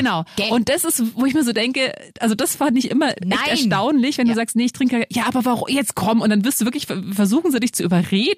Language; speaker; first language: German; native; German